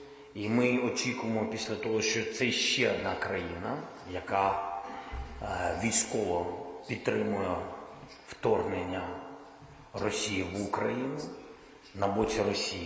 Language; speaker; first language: Ukrainian; non-native, local second language; Russian